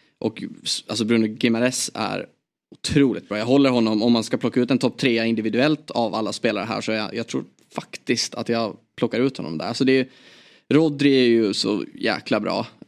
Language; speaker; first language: Swedish; native; Swedish